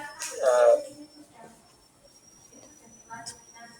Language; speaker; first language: Indonesian; non-native, fluent; English